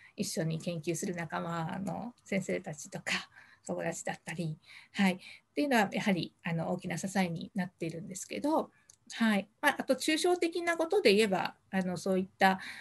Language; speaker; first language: Japanese; native; Japanese